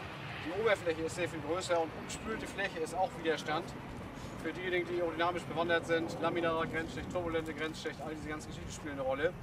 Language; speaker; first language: German; native; German